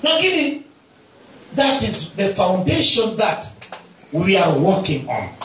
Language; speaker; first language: English; non-native, local second language; Swahili